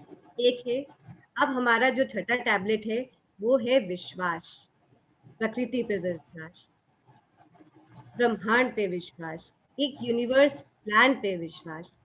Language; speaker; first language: Hindi; native; Hindi